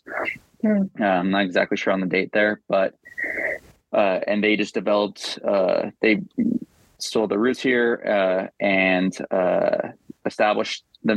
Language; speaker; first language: English; native; English